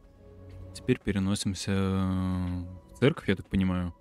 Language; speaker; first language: Russian; native; Russian